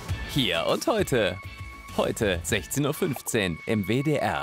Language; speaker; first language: German; native; German